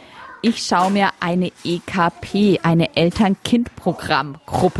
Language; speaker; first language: German; native; German